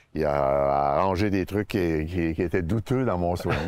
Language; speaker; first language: French; native; French